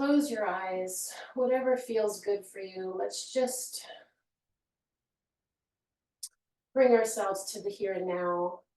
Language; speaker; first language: English; native; English